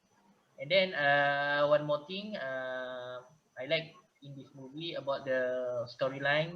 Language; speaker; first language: English; non-native, learner; Malay